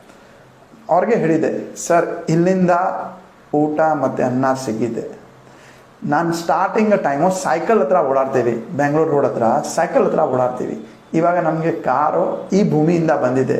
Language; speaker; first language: Kannada; non-native, local second language; Gujarati